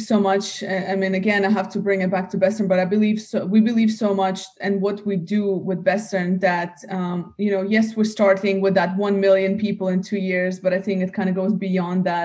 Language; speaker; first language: English; native; English